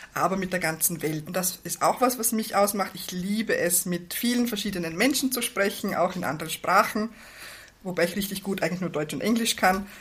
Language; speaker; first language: German; native; German